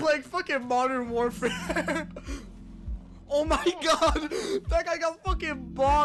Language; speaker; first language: English; native; English